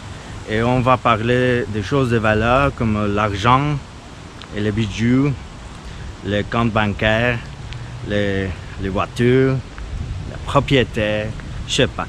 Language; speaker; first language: French; non-native, fluent; Spanish